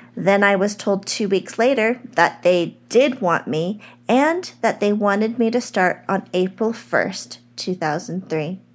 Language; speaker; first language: English; native; English